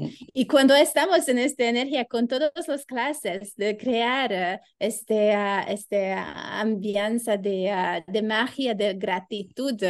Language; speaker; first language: Spanish; non-native, learner; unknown